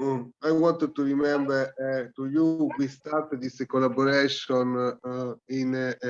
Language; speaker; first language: English; non-native, learner; Italian